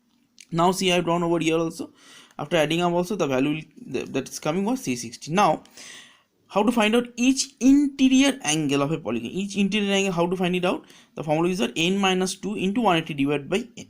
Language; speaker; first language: English; non-native, local second language; Bangla